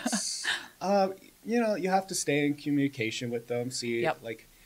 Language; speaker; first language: English; native; English